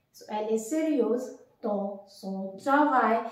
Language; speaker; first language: French; non-native, fluent; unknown